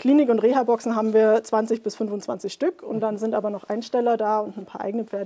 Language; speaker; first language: German; native; German